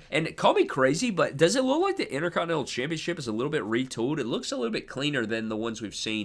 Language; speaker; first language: English; native; English